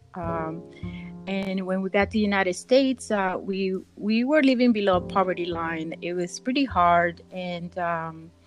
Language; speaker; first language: English; early bilingual, other home language; Spanish